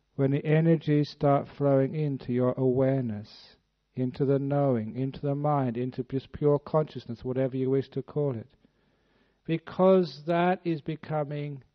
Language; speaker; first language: English; native; English